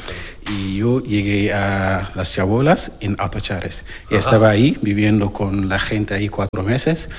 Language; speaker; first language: Spanish; non-native, fluent; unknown